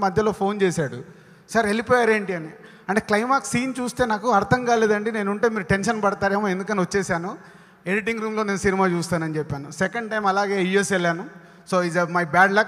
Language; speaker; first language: Telugu; native; Telugu